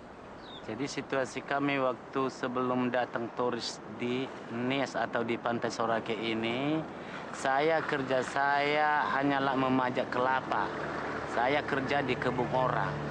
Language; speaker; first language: Indonesian; non-native, local second language; Nias